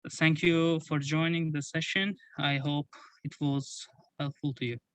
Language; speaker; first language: English; non-native, fluent; Azerbaijani